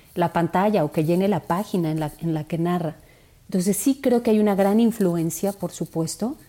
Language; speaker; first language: Spanish; native; Spanish